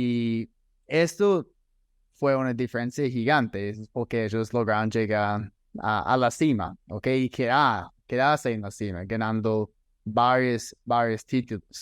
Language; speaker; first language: Spanish; non-native, fluent; English